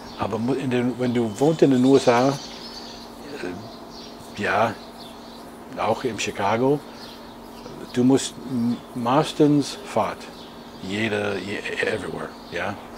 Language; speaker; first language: German; non-native, learner; English